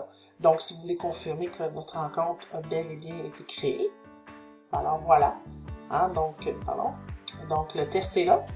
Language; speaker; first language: French; native; French